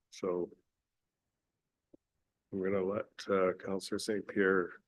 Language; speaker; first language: English; native; English